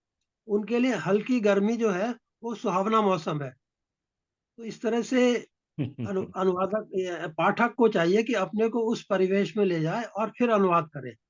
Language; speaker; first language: Hindi; native; Hindi